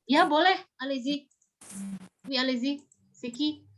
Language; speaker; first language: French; non-native, fluent; Indonesian